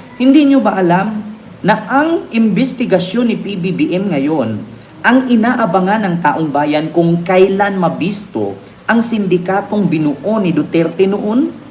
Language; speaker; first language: Filipino; non-native, local second language; Cebuano